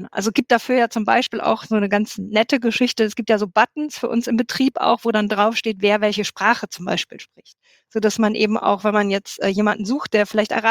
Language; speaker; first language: German; native; German